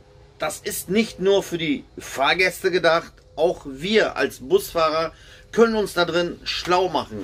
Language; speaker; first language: German; native; German